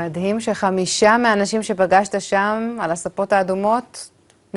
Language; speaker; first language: Hebrew; native; Hebrew